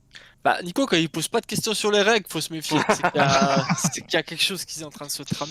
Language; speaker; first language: French; native; French